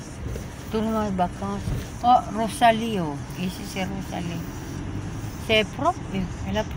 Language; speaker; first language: French; non-native, learner; Filipino